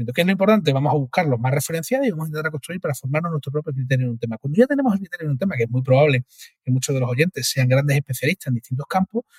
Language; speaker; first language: Spanish; native; Spanish